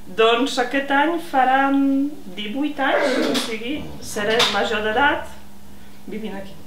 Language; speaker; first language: Catalan; non-native, fluent; Polish